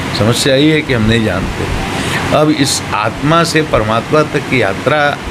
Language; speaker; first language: Hindi; native; Hindi